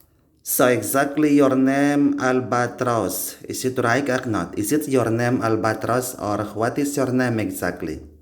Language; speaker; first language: English; non-native, learner; Indonesian